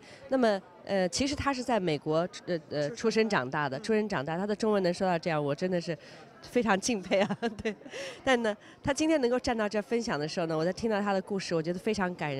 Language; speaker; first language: Chinese; native; Chinese